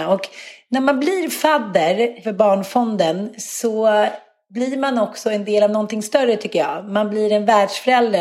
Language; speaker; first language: Swedish; native; Swedish